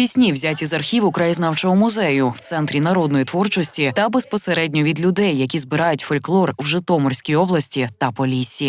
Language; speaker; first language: Ukrainian; native; Ukrainian